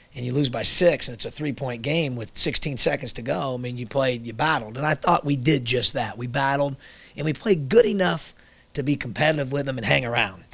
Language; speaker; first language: English; native; English